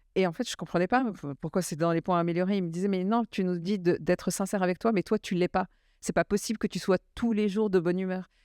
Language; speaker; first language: French; early bilingual, other home language; Arabic